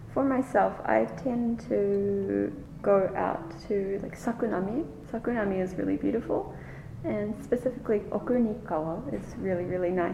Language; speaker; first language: English; native; English